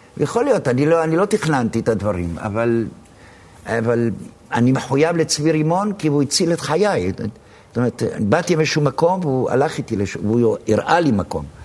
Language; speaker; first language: Hebrew; early bilingual, other home language; Arabic